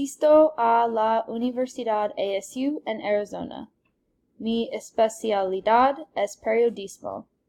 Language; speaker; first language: Spanish; non-native, learner; English